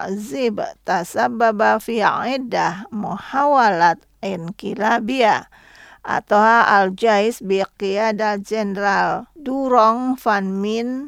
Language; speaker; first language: Arabic; non-native, fluent; Indonesian